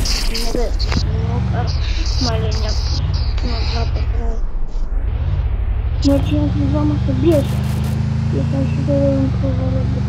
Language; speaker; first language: Bulgarian; native; Bulgarian